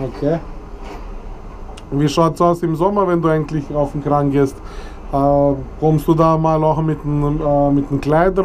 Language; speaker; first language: German; native; German